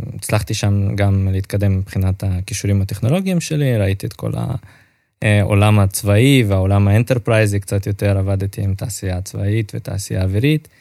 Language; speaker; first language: Hebrew; non-native, fluent; Russian